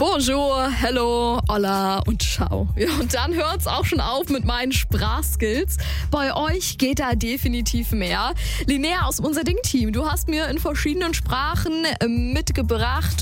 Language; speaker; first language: German; native; German